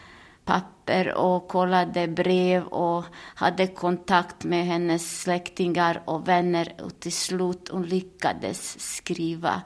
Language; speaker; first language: Swedish; non-native, fluent; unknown